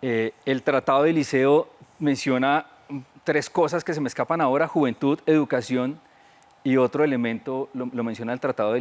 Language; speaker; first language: Spanish; native; Spanish